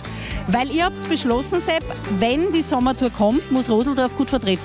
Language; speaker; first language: German; native; German